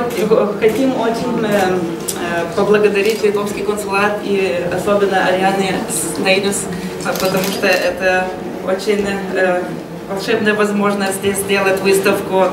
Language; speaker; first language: Russian; non-native, learner; Lithuanian